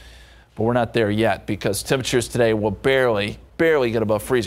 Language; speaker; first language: English; native; English